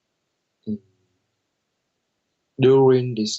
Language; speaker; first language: English; non-native, learner; Vietnamese